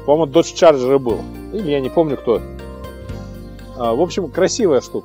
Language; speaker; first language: Russian; native; Russian